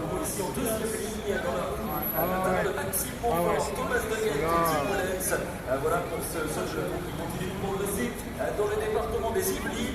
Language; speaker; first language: French; native; French